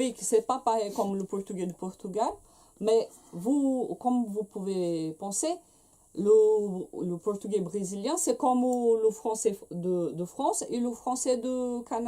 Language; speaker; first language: French; non-native, fluent; Portuguese